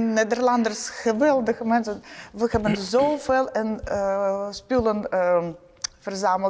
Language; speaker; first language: Dutch; non-native, learner; Ukrainian